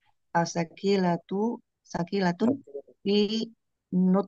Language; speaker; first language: Arabic; non-native, learner; Indonesian